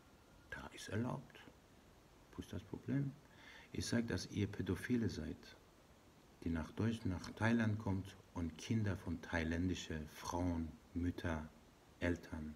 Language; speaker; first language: German; non-native, learner; Persian